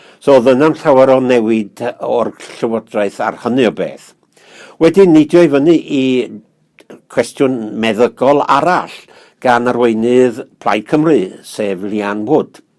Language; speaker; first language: Welsh; native; Welsh